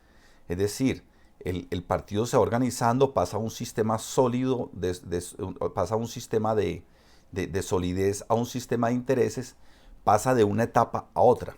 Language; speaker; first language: Spanish; native; Spanish